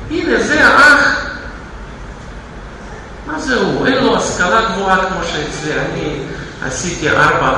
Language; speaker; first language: Hebrew; non-native, fluent; Russian